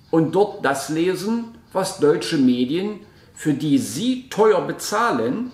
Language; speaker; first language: German; native; German